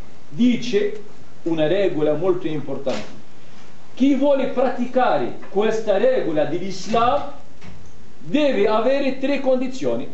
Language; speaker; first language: Italian; non-native, fluent; Arabic